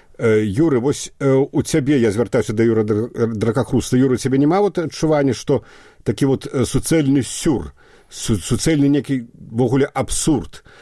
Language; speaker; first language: Belarusian; native; Belarusian